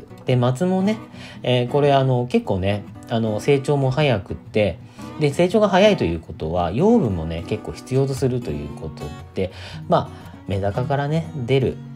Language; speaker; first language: Japanese; native; Japanese